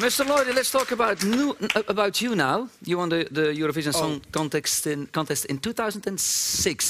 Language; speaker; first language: English; non-native, fluent; Dutch